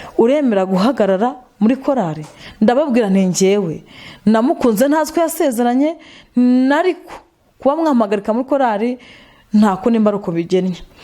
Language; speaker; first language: Kinyarwanda; native; Kinyarwanda